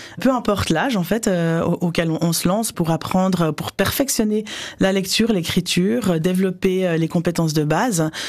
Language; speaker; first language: French; native; French